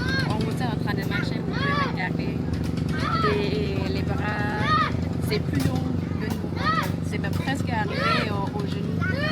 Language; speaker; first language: French; non-native, fluent; Thai